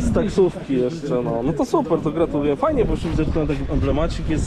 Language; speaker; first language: Polish; native; Polish